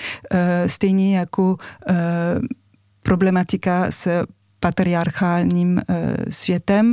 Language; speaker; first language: Czech; non-native, fluent; French